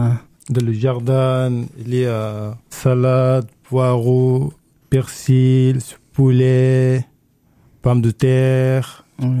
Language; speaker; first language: French; non-native, learner; Arabic